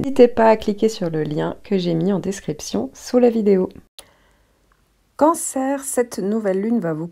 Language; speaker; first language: French; native; French